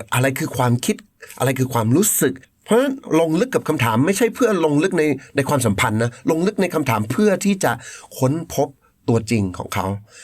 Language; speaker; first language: Thai; native; Thai